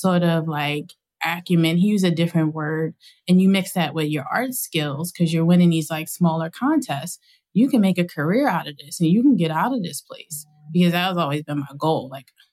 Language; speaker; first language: English; native; English